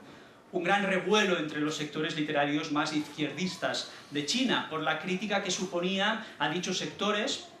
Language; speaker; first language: Spanish; native; Spanish